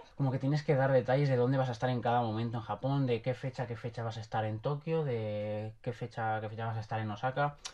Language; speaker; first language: Spanish; native; Spanish